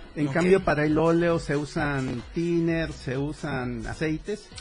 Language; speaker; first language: Spanish; native; Spanish